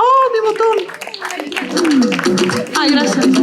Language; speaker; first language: Italian; non-native, learner; Spanish